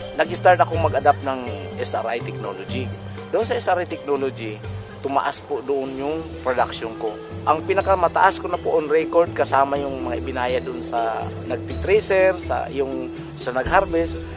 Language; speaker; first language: Filipino; non-native, local second language; Bikol